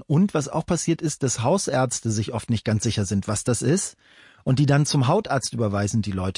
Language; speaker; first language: German; native; German